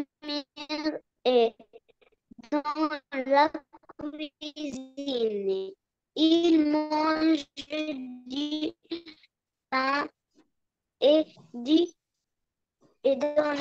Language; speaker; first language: French; non-native, learner; Arabic